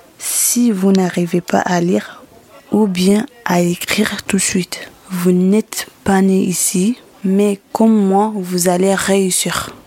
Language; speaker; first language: French; non-native, learner; Ngazidja Comorian